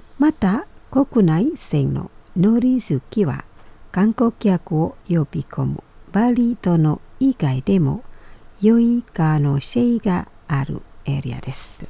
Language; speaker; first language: Japanese; non-native, fluent; Indonesian